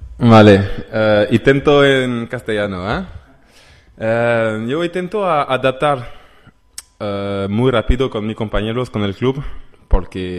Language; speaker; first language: Spanish; non-native, learner; French